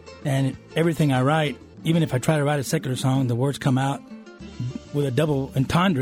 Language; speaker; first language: English; early bilingual, other home language; Spanish